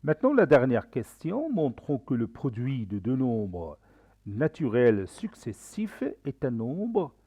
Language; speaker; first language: French; non-native, local second language; Arabic